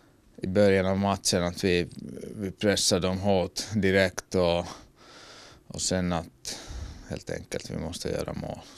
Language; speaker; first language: Swedish; non-native, fluent; Finnish